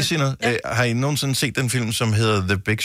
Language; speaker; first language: Danish; native; Danish